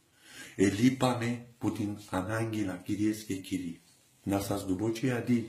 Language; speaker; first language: Greek; non-native, learner; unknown